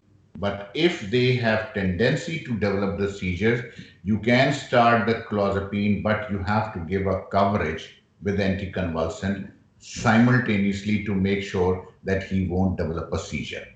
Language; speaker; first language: English; non-native, local second language; Urdu